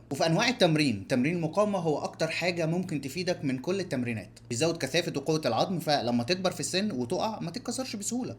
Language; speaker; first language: Arabic; native; Arabic